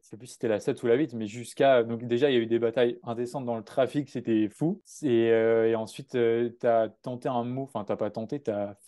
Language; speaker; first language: French; native; French